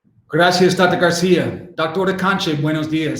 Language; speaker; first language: Spanish; non-native, learner; English